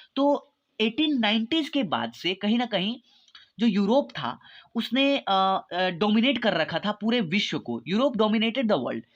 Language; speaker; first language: Hindi; native; Hindi